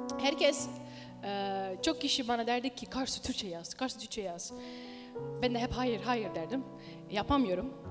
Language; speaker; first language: Turkish; early bilingual, heritage; Dutch